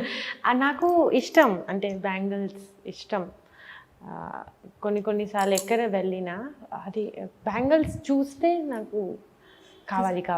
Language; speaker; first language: Telugu; non-native, learner; Bangla